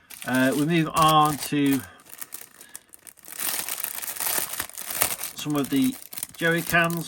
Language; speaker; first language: English; native; English